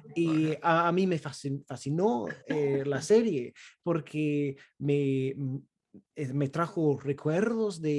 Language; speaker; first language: Spanish; non-native, fluent; English